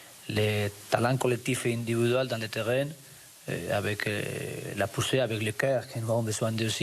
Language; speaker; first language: French; non-native, learner; Spanish